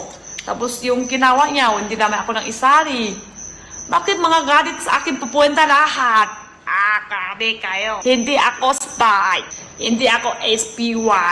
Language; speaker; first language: Filipino; non-native, learner; Chinese